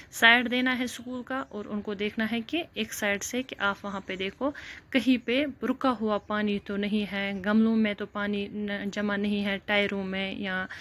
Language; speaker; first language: Urdu; non-native, local second language; Kashmiri